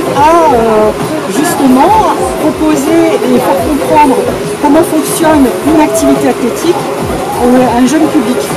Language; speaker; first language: French; native; French